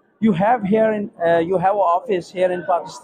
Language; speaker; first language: English; non-native, local second language; Urdu